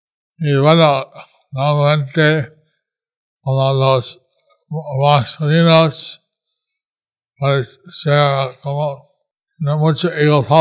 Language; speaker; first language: Spanish; non-native, learner; English